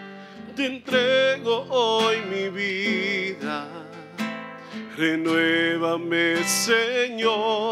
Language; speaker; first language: Spanish; native; Spanish